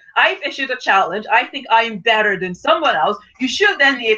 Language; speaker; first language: English; non-native, local second language; Yoruba